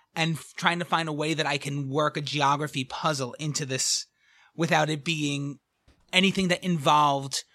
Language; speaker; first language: English; native; English